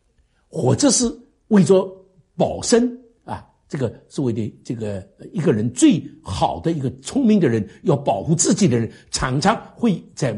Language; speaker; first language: Chinese; native; Chinese